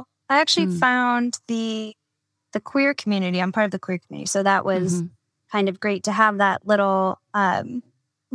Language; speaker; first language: English; native; English